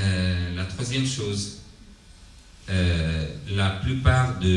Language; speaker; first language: French; non-native, learner; Italian